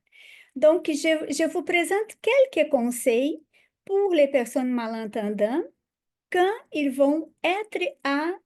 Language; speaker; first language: French; non-native, fluent; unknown